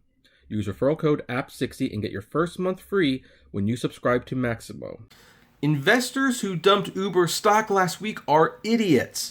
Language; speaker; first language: English; native; English